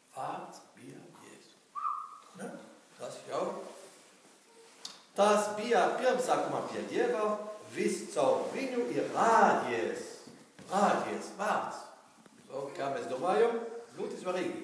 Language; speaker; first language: Latvian; non-native, learner; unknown